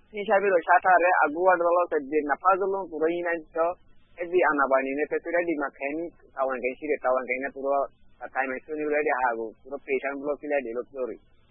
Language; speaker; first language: Burmese; non-native, local second language; Rohingya